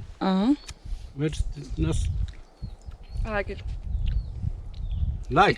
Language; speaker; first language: English; non-native, learner; Turkish